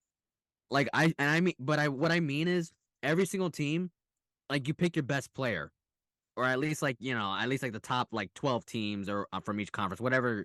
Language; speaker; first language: English; native; English